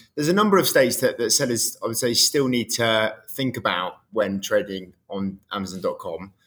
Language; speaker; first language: English; native; English